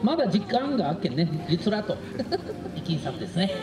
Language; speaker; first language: Japanese; native; Japanese